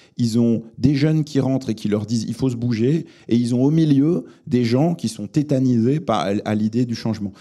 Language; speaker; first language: French; native; French